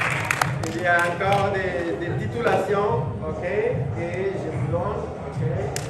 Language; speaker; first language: French; non-native, fluent; Spanish